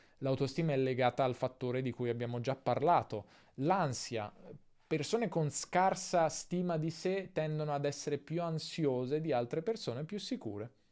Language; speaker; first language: Italian; native; Italian